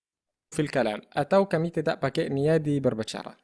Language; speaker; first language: Indonesian; non-native, fluent; Arabic